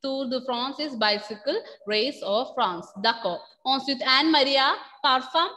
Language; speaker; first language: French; non-native, fluent; Malayalam